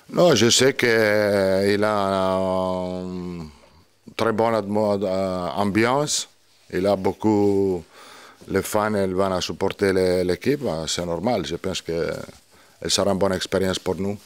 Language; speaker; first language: French; non-native, learner; Italian